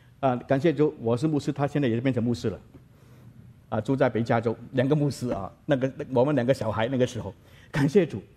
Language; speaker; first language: Chinese; native; Chinese